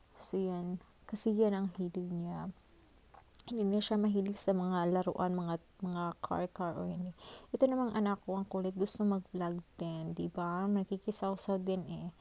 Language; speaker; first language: Filipino; non-native, local second language; Cebuano